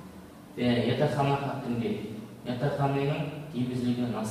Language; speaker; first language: Turkish; non-native, learner; Kazakh